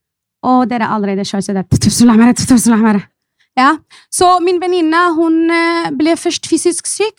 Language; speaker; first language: Norwegian; non-native, fluent; Arabic